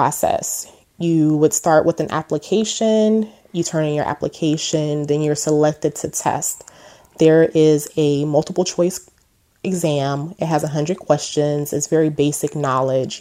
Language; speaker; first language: English; native; English